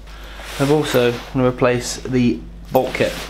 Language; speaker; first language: English; native; English